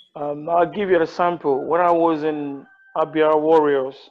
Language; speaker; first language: English; non-native, local second language; Yoruba